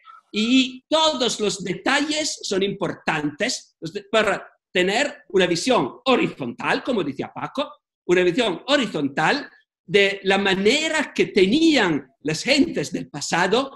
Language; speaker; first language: Spanish; non-native, fluent; Italian